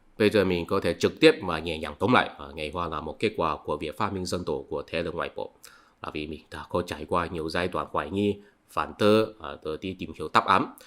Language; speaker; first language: Vietnamese; non-native, fluent; Chinese